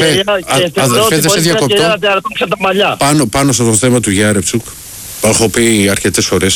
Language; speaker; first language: Greek; native; Greek